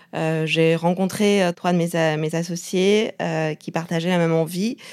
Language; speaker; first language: French; non-native, fluent; Chinese